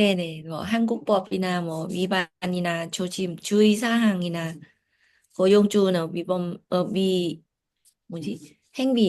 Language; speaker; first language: Korean; non-native, learner; Lao